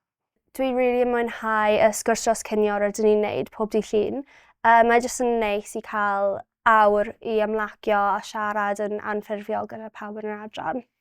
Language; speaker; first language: Welsh; non-native, local second language; English